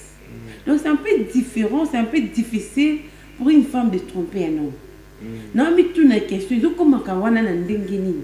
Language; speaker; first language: French; non-native, local second language; Lingala